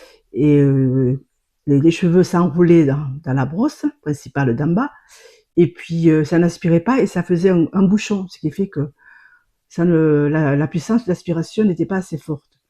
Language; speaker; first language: French; native; French